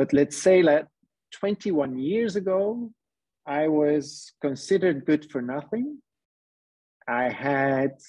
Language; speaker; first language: English; non-native, fluent; Dutch